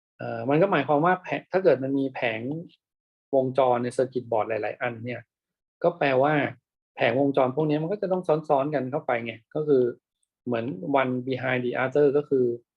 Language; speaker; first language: Thai; native; Thai